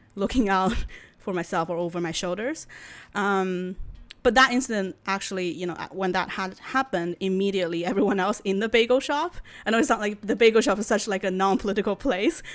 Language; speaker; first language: English; non-native, fluent; Chinese